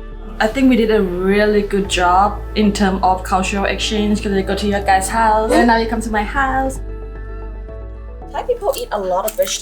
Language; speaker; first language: English; non-native, fluent; Thai